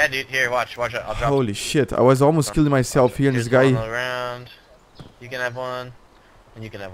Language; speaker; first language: English; native; English